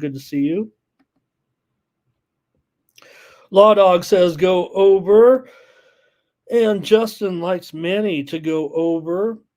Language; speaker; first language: English; native; English